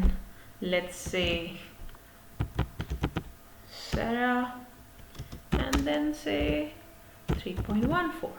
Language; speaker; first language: English; non-native, local second language; Hindi